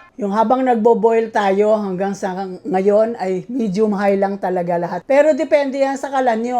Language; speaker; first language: Filipino; native; Filipino